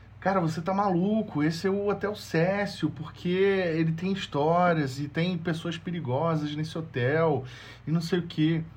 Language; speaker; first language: Portuguese; native; Portuguese